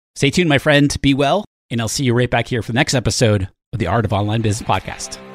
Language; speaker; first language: English; native; English